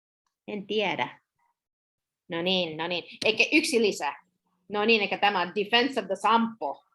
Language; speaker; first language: Finnish; non-native, learner; English